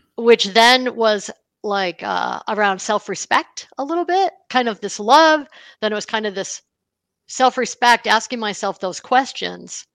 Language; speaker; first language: English; native; English